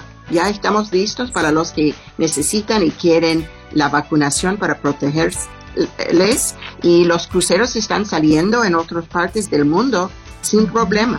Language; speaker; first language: Spanish; non-native, fluent; English